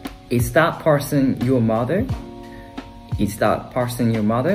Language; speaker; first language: English; non-native, fluent; Japanese